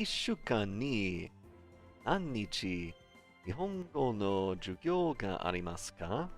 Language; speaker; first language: Japanese; non-native, learner; English